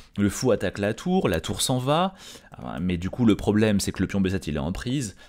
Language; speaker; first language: French; native; French